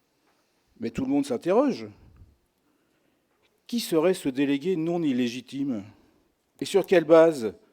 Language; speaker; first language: French; native; French